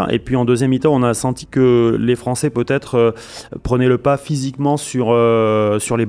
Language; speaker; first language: French; native; French